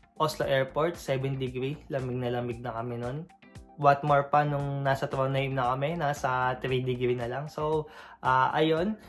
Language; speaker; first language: Filipino; native; Filipino